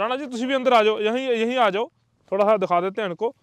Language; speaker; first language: Hindi; non-native, local second language; Punjabi